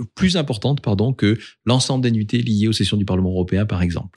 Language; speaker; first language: French; native; French